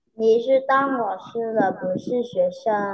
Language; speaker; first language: Chinese; non-native, learner; Vietnamese